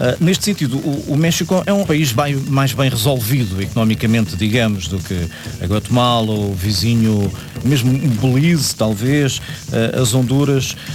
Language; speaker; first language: Portuguese; native; Portuguese